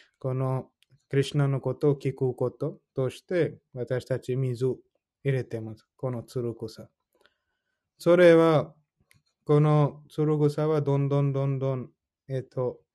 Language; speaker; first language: Japanese; non-native, fluent; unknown